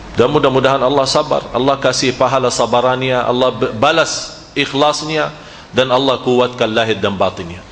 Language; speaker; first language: Malay; non-native, fluent; Arabic